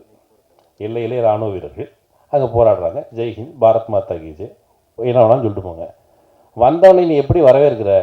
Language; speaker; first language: Tamil; native; Tamil